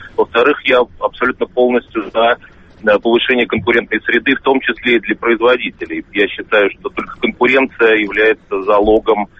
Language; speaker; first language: Russian; native; Russian